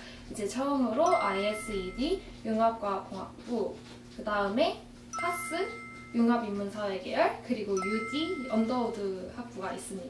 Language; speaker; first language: Korean; native; Korean